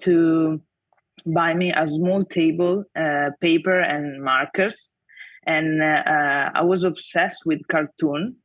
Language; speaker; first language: English; non-native, fluent; Italian